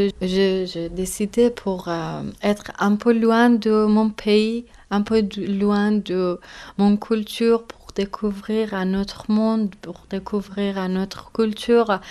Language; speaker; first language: French; non-native, learner; Persian